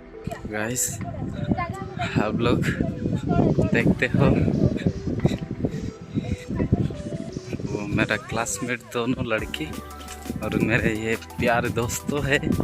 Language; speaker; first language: Hindi; non-native, local second language; Odia